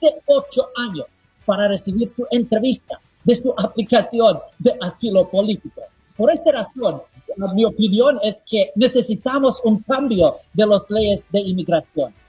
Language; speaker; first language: Spanish; non-native, fluent; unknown